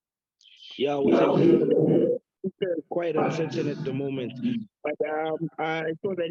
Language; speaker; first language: English; non-native, local second language; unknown